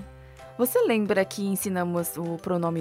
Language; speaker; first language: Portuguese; non-native, fluent; Korean